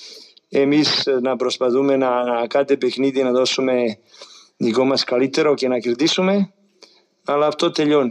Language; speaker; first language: Greek; non-native, fluent; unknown